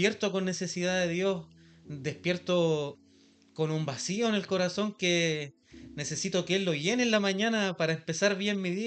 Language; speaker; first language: Spanish; native; Spanish